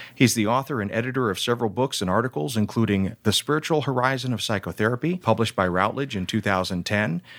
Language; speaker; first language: English; native; English